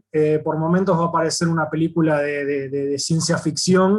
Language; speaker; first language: Spanish; native; Spanish